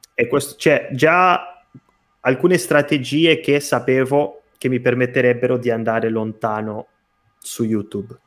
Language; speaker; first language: Italian; non-native, fluent; Portuguese